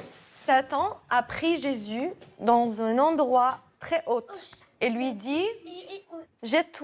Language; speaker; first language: French; non-native, fluent; Assyrian Neo-Aramaic